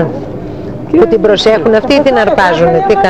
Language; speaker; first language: Greek; native; Greek